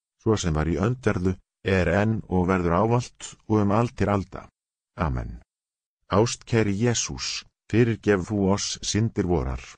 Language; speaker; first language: Icelandic; non-native, learner; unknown